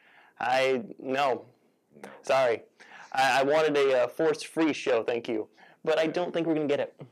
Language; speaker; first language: English; native; English